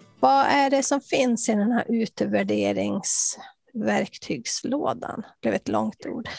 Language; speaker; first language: Swedish; native; Swedish